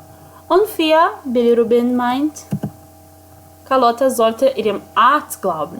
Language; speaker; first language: German; non-native, fluent; Portuguese